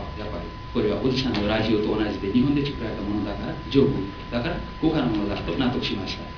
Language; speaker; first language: Japanese; non-native, fluent; Nepali